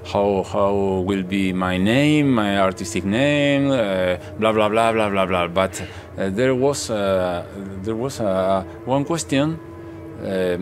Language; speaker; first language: English; non-native, learner; Spanish